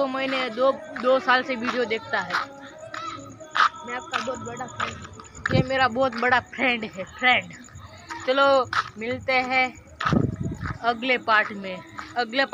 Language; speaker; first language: Hindi; non-native, local second language; Gujarati